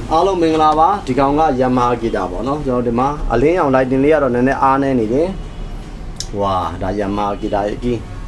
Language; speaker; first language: Burmese; non-native, local second language; Tedim Chin